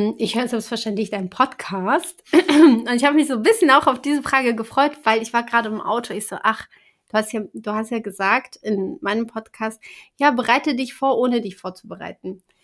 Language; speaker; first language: German; early bilingual, other home language; Kurdish